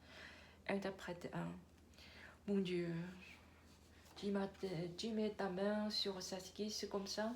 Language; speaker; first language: French; non-native, learner; Korean